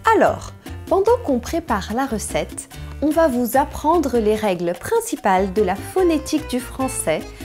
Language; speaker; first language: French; non-native, fluent; Portuguese